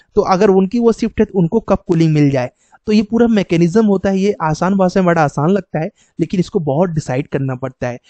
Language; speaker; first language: Hindi; native; Hindi